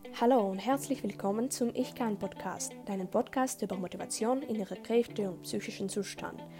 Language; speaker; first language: German; non-native, learner; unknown